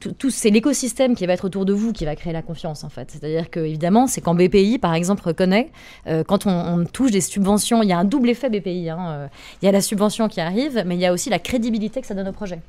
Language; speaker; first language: French; native; French